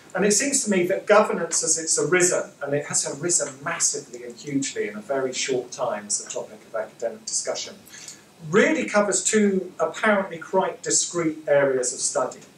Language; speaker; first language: English; native; English